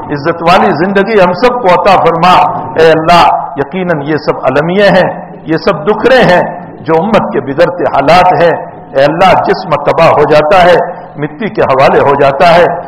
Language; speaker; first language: Urdu; non-native, local second language; Gujarati